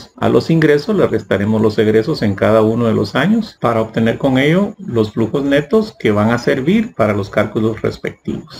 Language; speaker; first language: Spanish; native; Spanish